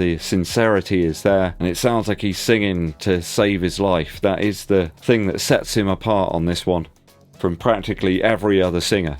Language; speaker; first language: English; native; English